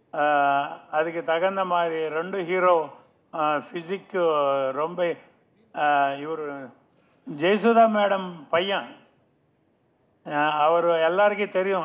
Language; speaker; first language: Tamil; non-native, local second language; Telugu